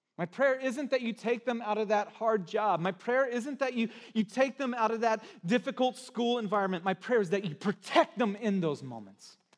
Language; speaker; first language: English; native; English